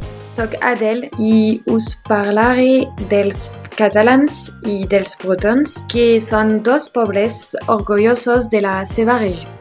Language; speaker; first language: Catalan; non-native, learner; French